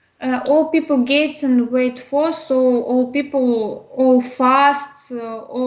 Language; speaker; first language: English; non-native, learner; Russian